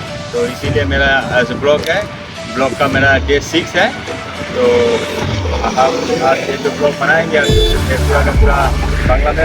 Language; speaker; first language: Hindi; non-native, local second language; Bangla